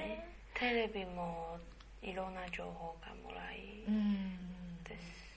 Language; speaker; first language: Japanese; non-native, learner; Chinese